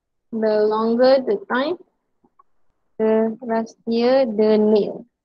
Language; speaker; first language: English; non-native, local second language; Malay